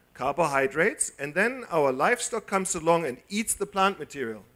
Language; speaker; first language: English; non-native, fluent; German